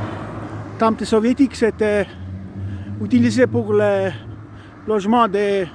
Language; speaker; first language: French; non-native, learner; Estonian